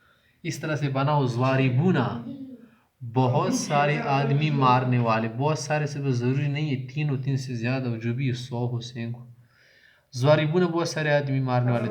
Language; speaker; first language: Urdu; native; Urdu